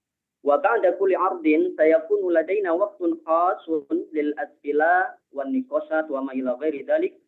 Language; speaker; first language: Arabic; non-native, fluent; Indonesian